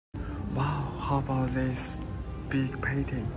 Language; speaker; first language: English; non-native, learner; Chinese